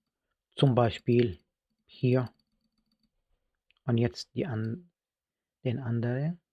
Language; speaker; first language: German; non-native, fluent; Arabic